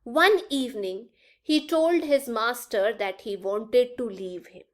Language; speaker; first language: English; non-native, local second language; Punjabi